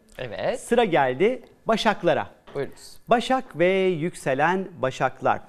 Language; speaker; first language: Turkish; native; Turkish